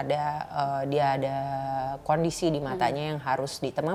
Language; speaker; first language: Indonesian; native; Indonesian